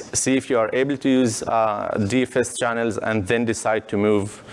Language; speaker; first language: English; non-native, fluent; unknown